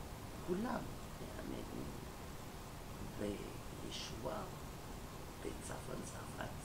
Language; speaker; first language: Hebrew; non-native, learner; French